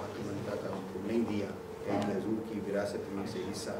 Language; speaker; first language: Urdu; native; Urdu